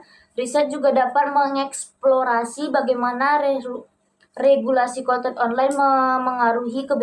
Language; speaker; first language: Indonesian; native; Indonesian